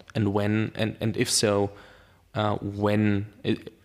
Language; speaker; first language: English; non-native, fluent; German